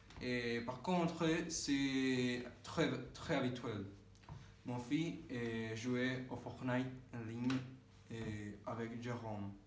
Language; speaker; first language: French; non-native, learner; Spanish